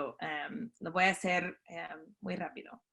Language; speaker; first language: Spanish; non-native, fluent; English